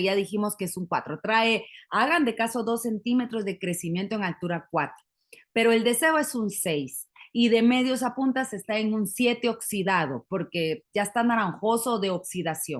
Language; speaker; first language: Spanish; native; Spanish